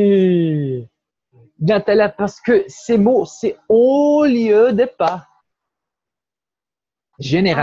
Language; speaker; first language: French; non-native, fluent; Portuguese